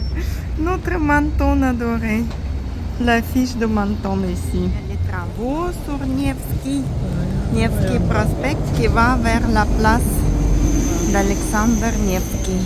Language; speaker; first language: French; non-native, fluent; Russian